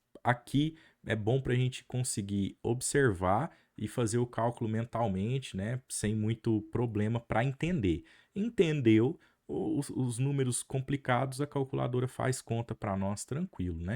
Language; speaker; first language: Portuguese; native; Portuguese